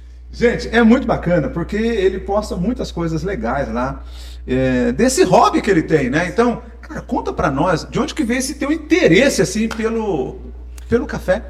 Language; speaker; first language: Portuguese; native; Portuguese